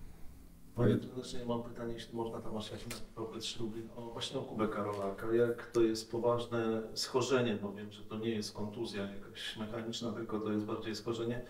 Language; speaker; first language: Polish; native; Polish